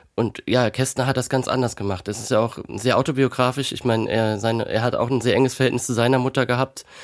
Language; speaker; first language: German; native; German